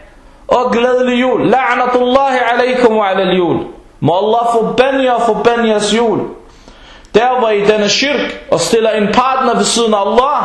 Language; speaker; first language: Danish; early bilingual, other home language; Arabic